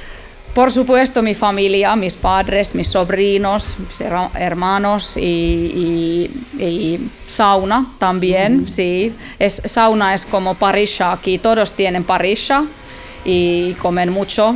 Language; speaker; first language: Spanish; non-native, learner; Finnish